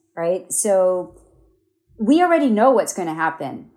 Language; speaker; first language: English; native; English